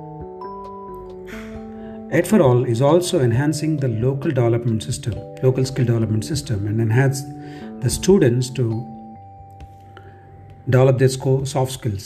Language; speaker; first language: English; non-native, local second language; Telugu